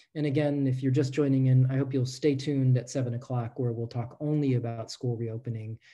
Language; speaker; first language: English; native; English